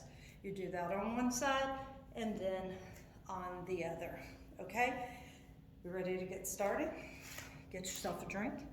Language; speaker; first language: English; native; English